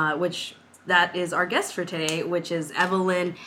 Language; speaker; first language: English; early bilingual, other home language; Spanish